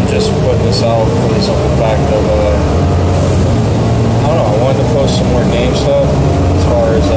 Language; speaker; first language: English; native; English